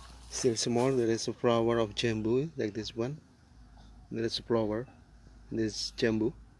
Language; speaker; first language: English; non-native, learner; Indonesian